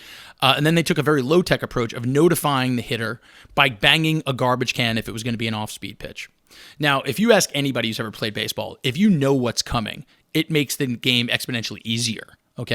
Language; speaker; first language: English; native; English